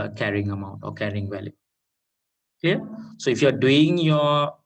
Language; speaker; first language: English; non-native, local second language; Sinhala